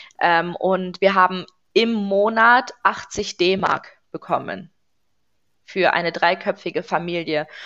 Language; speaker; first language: German; early bilingual, other home language; Persian